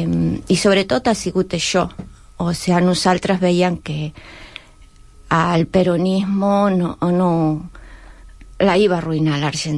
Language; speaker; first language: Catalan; non-native, learner; Spanish